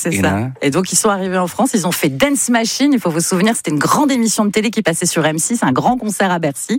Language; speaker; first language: French; native; French